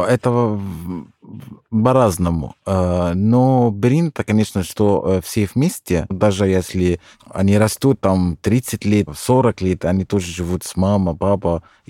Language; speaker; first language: Russian; non-native, fluent; Arabic